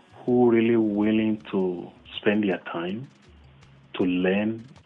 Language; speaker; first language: English; non-native, local second language; Yoruba